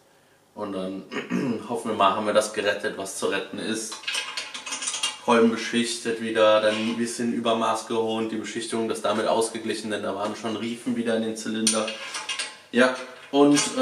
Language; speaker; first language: German; native; German